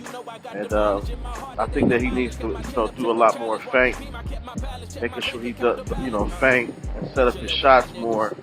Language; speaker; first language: English; native; English